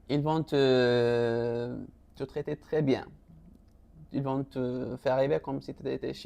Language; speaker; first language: French; non-native, local second language; Arabic